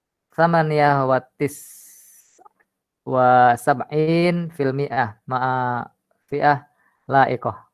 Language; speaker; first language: Arabic; non-native, learner; Indonesian